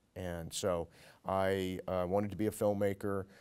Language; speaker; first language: English; native; English